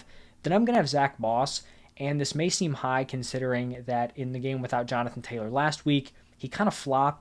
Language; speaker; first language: English; native; English